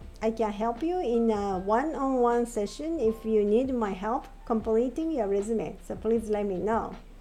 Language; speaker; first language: English; non-native, fluent; Japanese